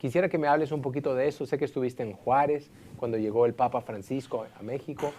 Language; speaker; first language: Spanish; native; Spanish